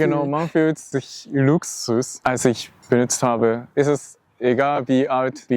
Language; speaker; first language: German; non-native, learner; Japanese